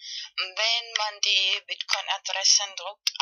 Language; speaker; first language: German; non-native, fluent; Spanish